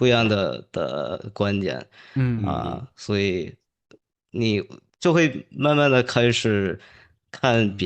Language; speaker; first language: Chinese; early bilingual, heritage; English